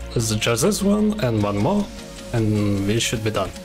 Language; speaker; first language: English; non-native, learner; Russian